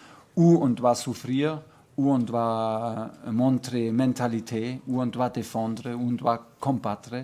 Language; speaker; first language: French; non-native, fluent; German